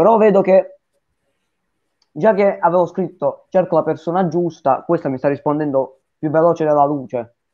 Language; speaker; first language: Italian; native; Italian